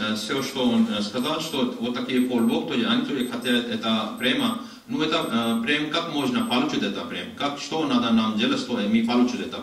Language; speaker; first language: Russian; non-native, learner; Hindi